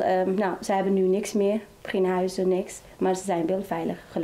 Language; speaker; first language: Dutch; non-native, fluent; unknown